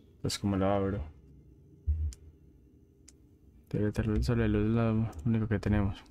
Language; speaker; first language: Spanish; native; Spanish